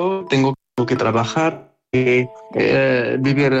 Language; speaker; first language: Spanish; non-native, learner; Arabic